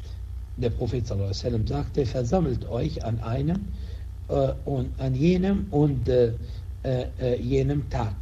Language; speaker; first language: German; non-native, fluent; Arabic